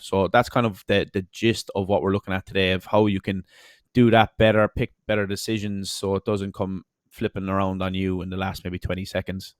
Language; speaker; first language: English; native; English